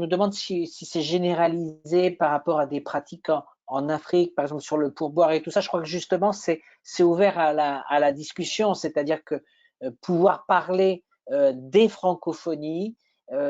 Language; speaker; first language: French; native; French